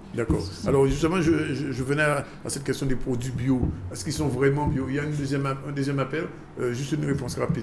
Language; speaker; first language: French; native; French